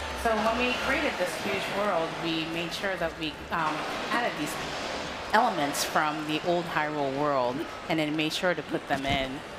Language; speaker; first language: English; non-native, fluent; Japanese